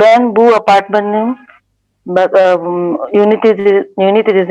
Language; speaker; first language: Turkish; non-native, learner; Urdu